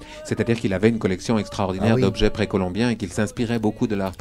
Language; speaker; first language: French; native; French